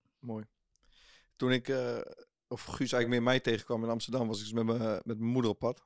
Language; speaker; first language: Dutch; native; Dutch